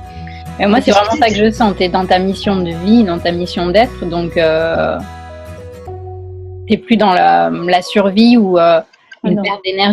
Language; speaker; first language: French; native; French